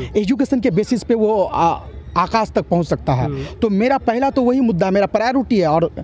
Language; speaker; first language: Hindi; native; Hindi